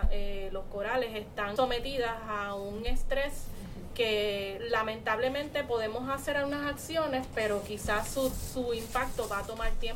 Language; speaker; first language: Spanish; native; Spanish